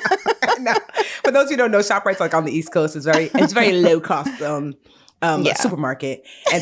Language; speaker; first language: English; native; English